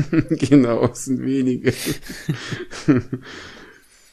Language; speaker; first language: German; early bilingual, other home language; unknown